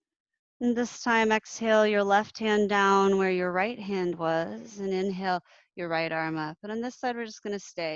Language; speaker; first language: English; native; English